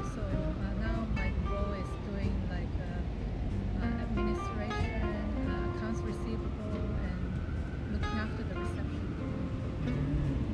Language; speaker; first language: English; non-native, local second language; Japanese